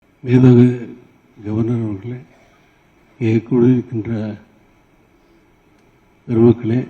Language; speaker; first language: Tamil; native; Tamil